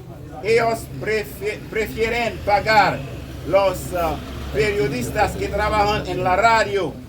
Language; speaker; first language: Spanish; non-native, local second language; Haitian Creole